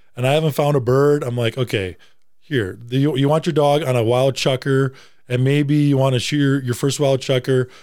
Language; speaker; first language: English; native; English